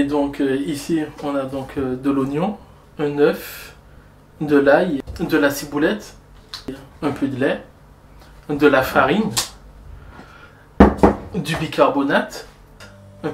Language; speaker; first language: French; native; French